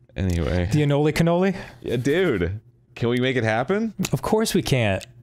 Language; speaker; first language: English; native; English